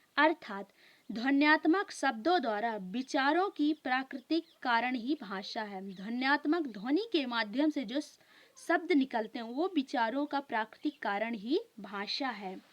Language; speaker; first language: Hindi; native; Hindi